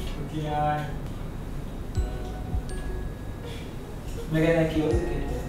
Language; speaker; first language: Japanese; non-native, learner; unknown